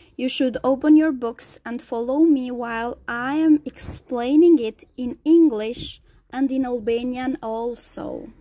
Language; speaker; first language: English; non-native, fluent; Albanian